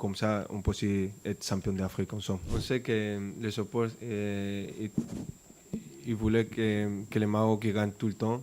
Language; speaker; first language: French; non-native, fluent; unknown